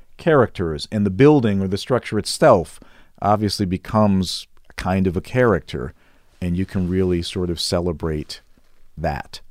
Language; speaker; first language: English; native; English